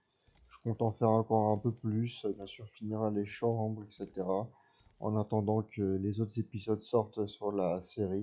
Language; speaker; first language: French; native; French